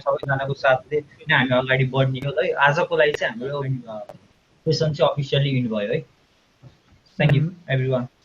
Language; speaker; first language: Nepali; native; Nepali